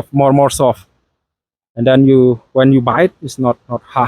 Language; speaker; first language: English; non-native, fluent; Balinese